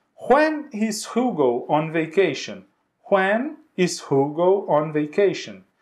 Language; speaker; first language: English; non-native, fluent; Portuguese